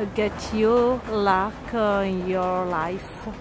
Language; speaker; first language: English; non-native, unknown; Italian